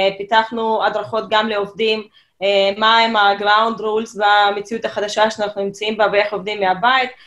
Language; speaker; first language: Hebrew; non-native, fluent; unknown